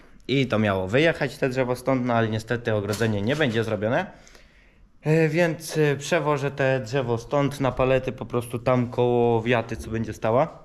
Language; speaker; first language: Polish; native; Polish